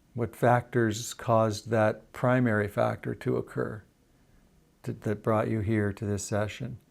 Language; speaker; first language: English; native; English